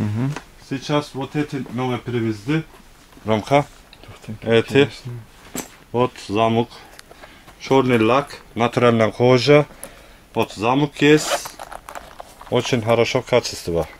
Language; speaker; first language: Russian; non-native, learner; Turkish